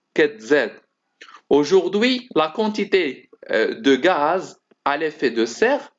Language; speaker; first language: French; non-native, local second language; Arabic